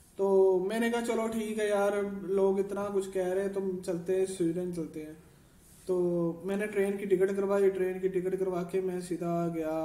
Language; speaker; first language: Urdu; non-native, local second language; Punjabi